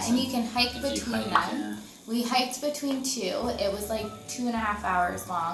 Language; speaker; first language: English; native; English